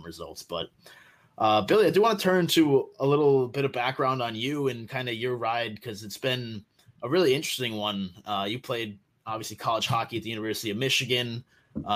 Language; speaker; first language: English; native; English